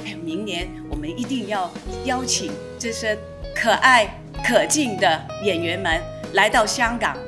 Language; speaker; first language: Chinese; non-native, local second language; Cantonese